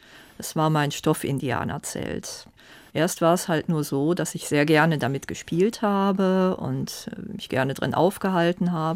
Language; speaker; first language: German; native; German